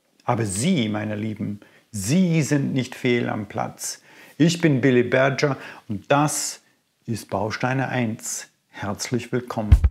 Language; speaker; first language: German; native; German